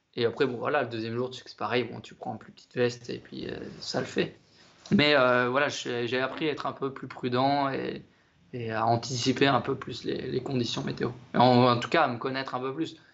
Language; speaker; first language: French; native; French